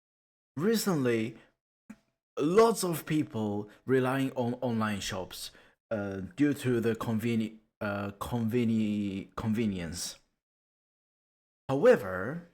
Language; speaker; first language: English; non-native, learner; Japanese